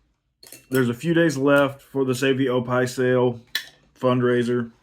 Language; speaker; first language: English; native; English